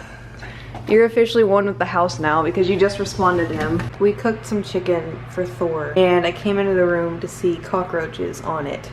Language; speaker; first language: English; native; English